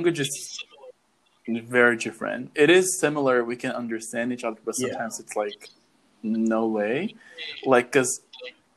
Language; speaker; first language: English; non-native, fluent; Portuguese